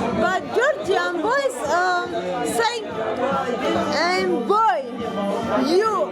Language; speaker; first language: English; non-native, learner; Georgian